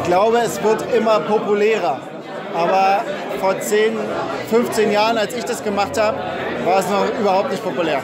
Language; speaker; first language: German; native; German